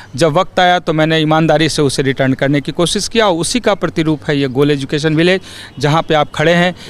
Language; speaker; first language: Hindi; native; Hindi